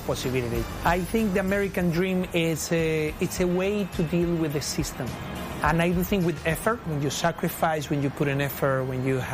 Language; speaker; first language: English; non-native, fluent; Spanish